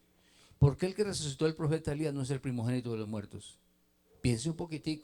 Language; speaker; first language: Spanish; native; Spanish